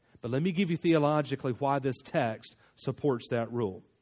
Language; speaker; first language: English; native; English